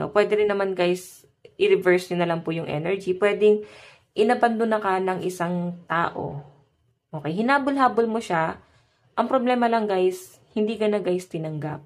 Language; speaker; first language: Filipino; native; Filipino